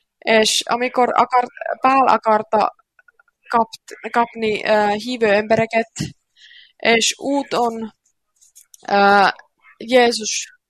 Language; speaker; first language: Hungarian; non-native, learner; Finnish